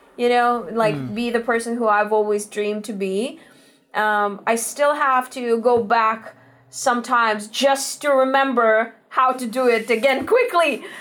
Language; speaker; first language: English; non-native, fluent; Russian